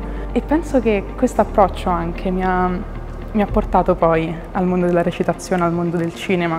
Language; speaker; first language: Italian; native; Italian